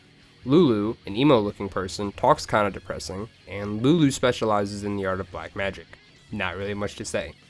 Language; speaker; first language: English; native; English